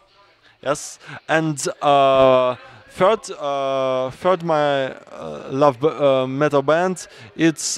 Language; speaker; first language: English; non-native, learner; Russian